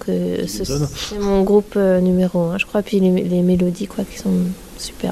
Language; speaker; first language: French; native; French